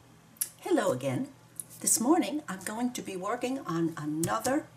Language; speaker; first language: English; native; English